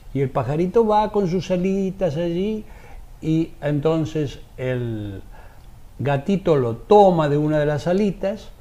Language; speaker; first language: Spanish; native; Spanish